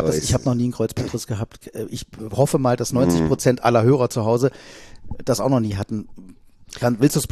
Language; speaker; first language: German; native; German